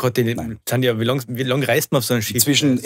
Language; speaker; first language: German; native; German